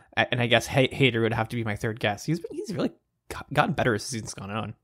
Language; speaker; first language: English; native; English